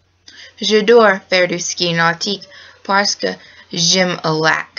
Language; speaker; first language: French; non-native, learner; English